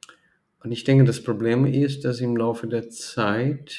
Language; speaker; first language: German; non-native, fluent; Portuguese